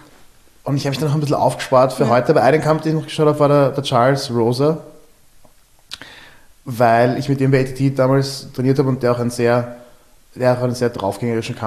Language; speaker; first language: German; native; German